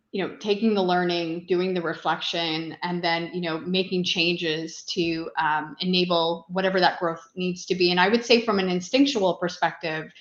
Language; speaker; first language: English; native; English